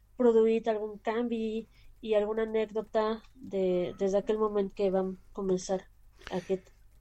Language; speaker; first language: Catalan; non-native, learner; Spanish